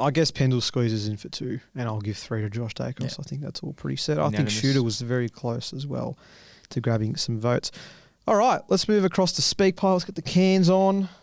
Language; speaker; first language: English; native; English